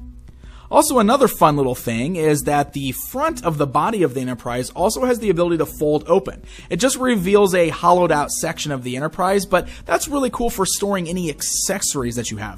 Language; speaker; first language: English; native; English